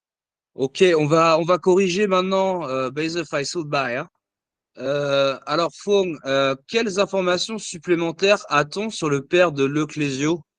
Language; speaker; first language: French; non-native, fluent; Vietnamese